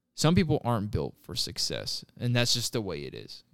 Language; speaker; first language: English; native; English